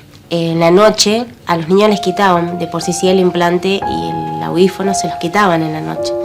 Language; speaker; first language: Spanish; native; Spanish